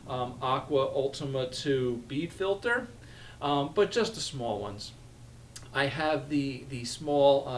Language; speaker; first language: English; native; English